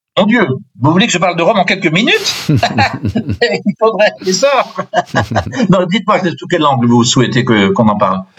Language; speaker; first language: French; non-native, local second language; Swiss German